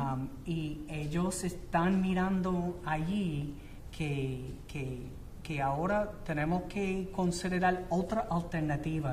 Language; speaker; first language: Spanish; non-native, fluent; English